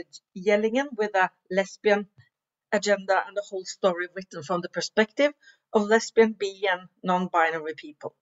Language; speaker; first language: English; non-native, fluent; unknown